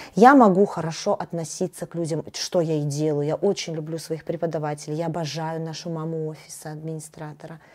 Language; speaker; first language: Russian; native; Russian